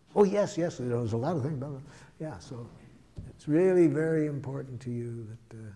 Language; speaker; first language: English; native; English